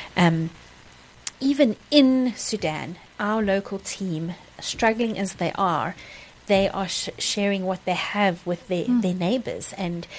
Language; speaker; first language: English; native; English